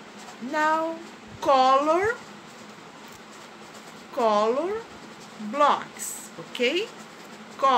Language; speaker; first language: English; non-native, learner; Portuguese